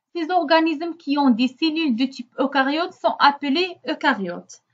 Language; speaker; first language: French; non-native, local second language; Arabic